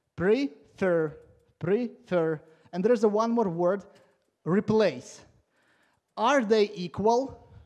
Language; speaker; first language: English; non-native, fluent; Latvian